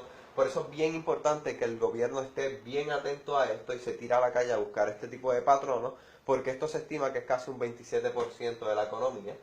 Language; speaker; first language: Spanish; native; Spanish